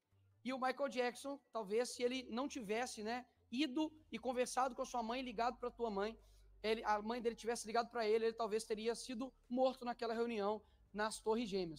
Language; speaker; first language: Portuguese; native; Portuguese